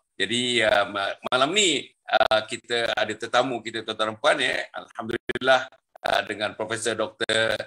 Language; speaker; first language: Malay; native; Malay